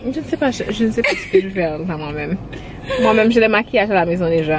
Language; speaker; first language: French; non-native, learner; Haitian Creole